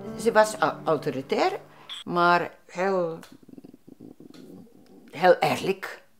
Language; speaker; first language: Dutch; non-native, fluent; Russian